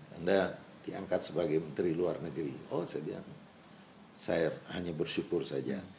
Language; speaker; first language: Indonesian; native; Indonesian